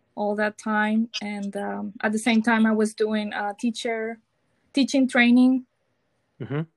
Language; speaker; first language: English; non-native, fluent; Spanish